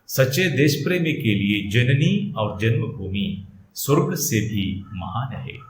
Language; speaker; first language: Hindi; non-native, local second language; Malayalam